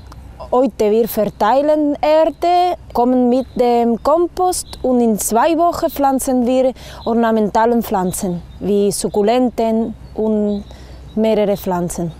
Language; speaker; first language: German; non-native, learner; Dutch